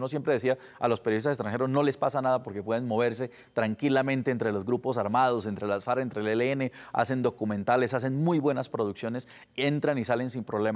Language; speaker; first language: Spanish; native; Spanish